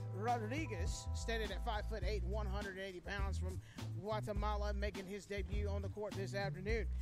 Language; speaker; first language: English; native; English